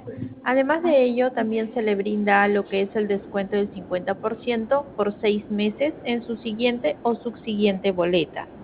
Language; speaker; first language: Spanish; native; Spanish